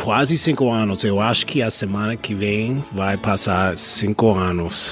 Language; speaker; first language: Portuguese; non-native, learner; English